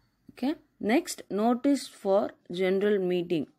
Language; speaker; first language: English; non-native, local second language; Tamil